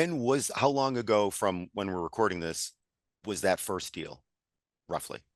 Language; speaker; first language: English; native; English